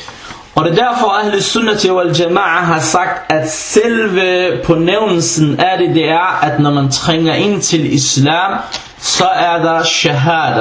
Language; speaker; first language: Danish; non-native, fluent; Arabic